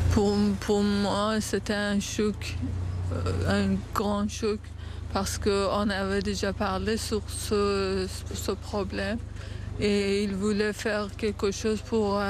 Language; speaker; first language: French; non-native, fluent; Persian